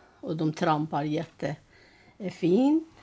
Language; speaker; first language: Swedish; non-native, learner; Persian